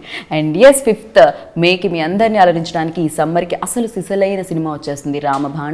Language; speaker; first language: Telugu; native; Telugu